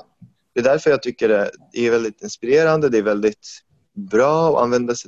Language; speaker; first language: Swedish; non-native, fluent; Arabic